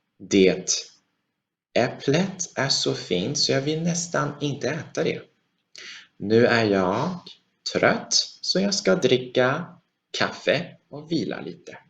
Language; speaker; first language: Swedish; non-native, fluent; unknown